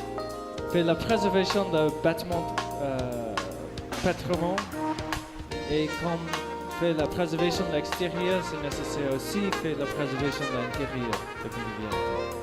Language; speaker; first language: French; non-native, learner; English